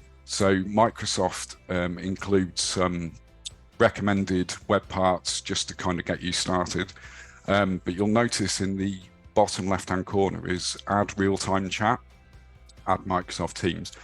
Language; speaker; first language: English; native; English